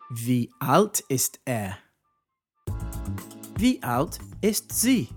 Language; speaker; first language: German; non-native, fluent; English